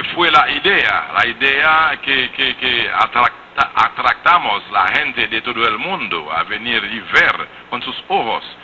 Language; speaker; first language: Spanish; non-native, learner; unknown